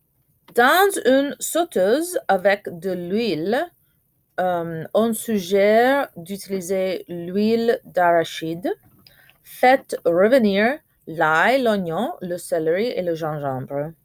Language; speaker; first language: French; non-native, fluent; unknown